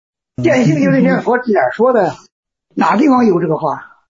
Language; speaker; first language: Chinese; native; Chinese